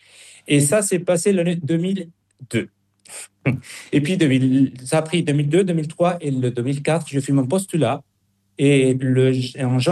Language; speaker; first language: French; non-native, fluent; Spanish